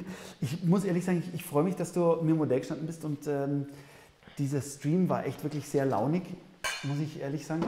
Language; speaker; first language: German; native; German